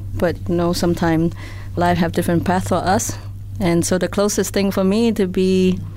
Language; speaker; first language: English; non-native, fluent; Vietnamese